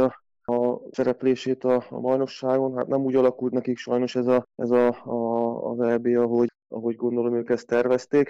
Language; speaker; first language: Hungarian; native; Hungarian